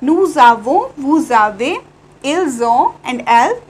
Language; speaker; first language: French; non-native, fluent; Hindi